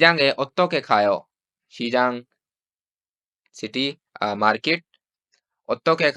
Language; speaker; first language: Korean; non-native, fluent; Urdu